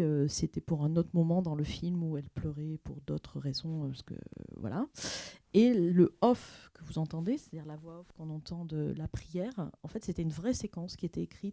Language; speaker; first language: French; native; French